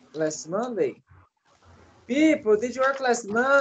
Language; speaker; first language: English; non-native, learner; Portuguese